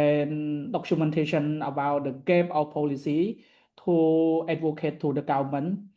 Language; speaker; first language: English; non-native, learner; Khmer